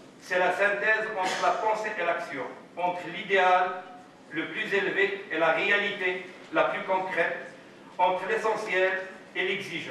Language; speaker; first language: French; non-native, local second language; Arabic